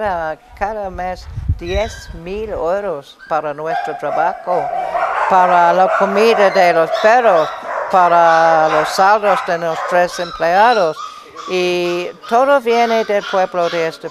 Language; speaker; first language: Spanish; non-native, fluent; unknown